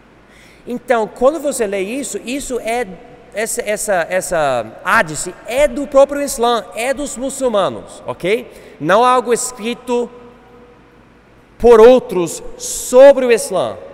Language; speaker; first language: Portuguese; non-native, fluent; English